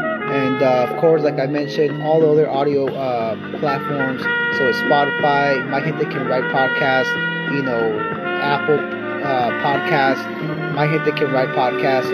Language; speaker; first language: English; early bilingual, other home language; Spanish